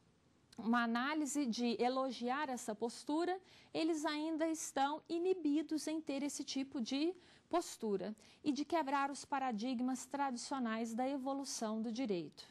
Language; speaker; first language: Portuguese; native; Portuguese